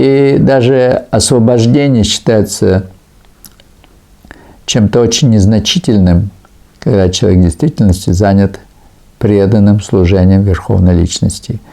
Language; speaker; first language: Russian; native; Russian